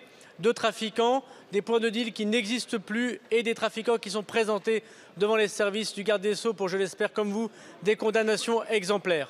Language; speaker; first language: French; native; French